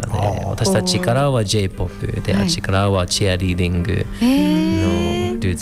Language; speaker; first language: Japanese; non-native, fluent; English